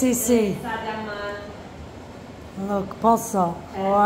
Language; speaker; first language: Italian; non-native, learner; English